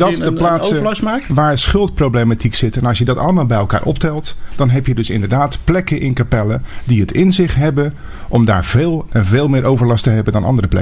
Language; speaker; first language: Dutch; native; Dutch